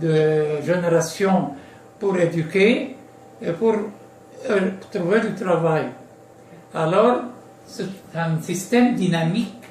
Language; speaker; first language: French; non-native, local second language; Arabic